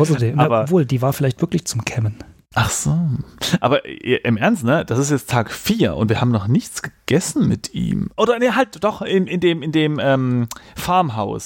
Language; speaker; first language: German; native; German